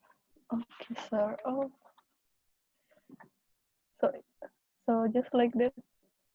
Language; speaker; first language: English; non-native, learner; Indonesian